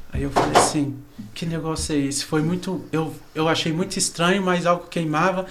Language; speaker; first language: Portuguese; native; Portuguese